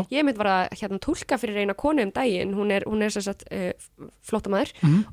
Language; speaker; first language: Icelandic; early bilingual, other home language; Kurdish